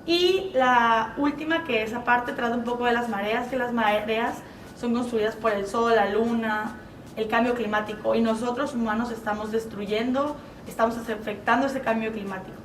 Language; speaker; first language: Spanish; native; Spanish